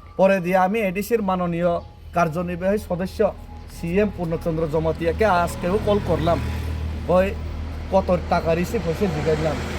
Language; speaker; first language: Bangla; non-native, local second language; Kok Borok